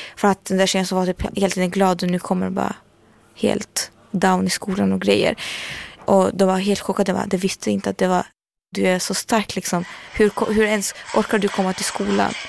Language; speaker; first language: Swedish; non-native, learner; Albanian